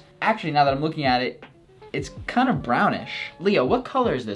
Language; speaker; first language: English; native; English